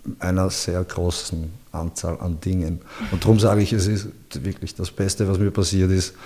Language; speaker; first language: German; early bilingual, other home language; Bosnian